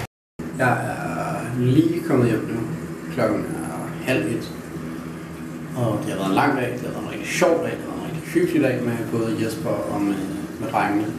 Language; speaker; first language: Danish; native; Danish